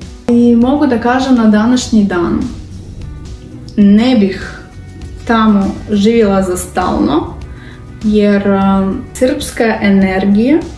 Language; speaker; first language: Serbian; non-native, learner; Russian